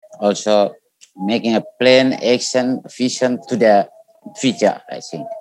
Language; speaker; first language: English; non-native, learner; Indonesian